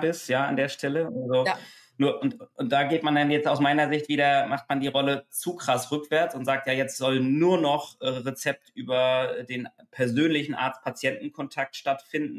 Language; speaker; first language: German; native; German